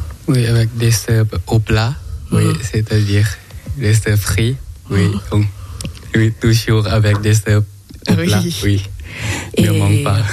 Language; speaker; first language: French; non-native, learner; Thai